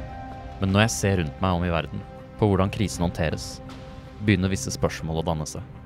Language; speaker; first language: Norwegian; native; Norwegian